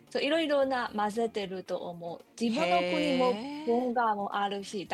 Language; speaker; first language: Japanese; non-native, learner; Burmese